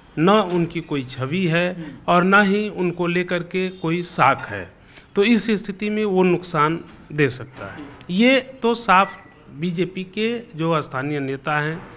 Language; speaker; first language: Hindi; native; Hindi